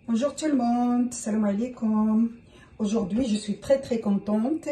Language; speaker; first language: French; non-native, local second language; Arabic